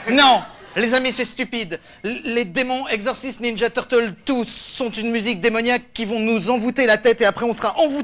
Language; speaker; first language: French; native; French